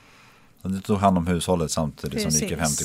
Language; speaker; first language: Swedish; native; Swedish